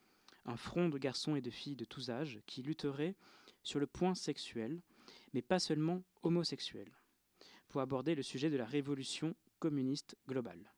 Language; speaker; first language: French; native; French